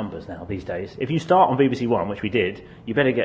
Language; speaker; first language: English; native; English